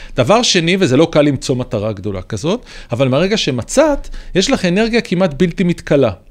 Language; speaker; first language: Hebrew; native; Hebrew